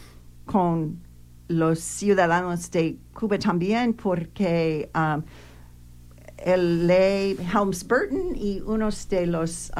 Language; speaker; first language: Spanish; non-native, learner; English